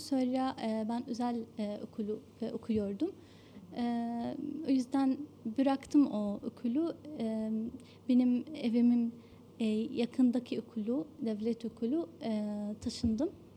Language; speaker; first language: Turkish; non-native, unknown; Arabic